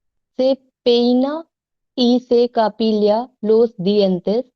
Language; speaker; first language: Spanish; non-native, learner; Hindi